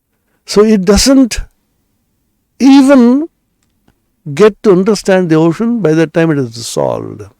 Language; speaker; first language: English; non-native, local second language; Bangla